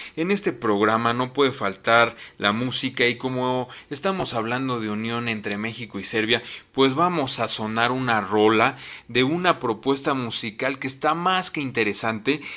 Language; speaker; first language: Spanish; native; Spanish